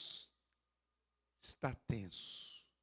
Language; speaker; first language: Portuguese; native; Portuguese